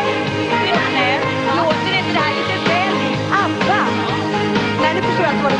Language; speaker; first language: Swedish; native; Swedish